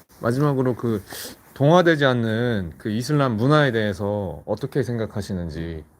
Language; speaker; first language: Korean; native; Korean